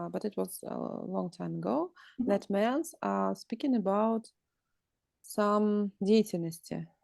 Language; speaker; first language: English; non-native, learner; Russian